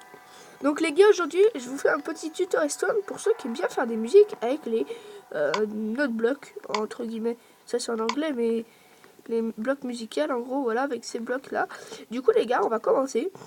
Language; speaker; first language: French; native; French